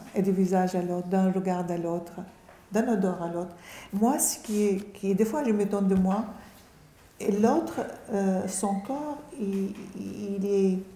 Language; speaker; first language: French; non-native, fluent; Arabic